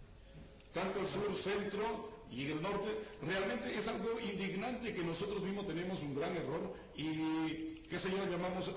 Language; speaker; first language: Spanish; native; Spanish